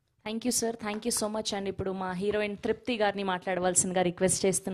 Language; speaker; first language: Telugu; native; Telugu